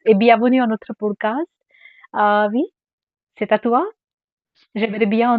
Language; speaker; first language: French; non-native, fluent; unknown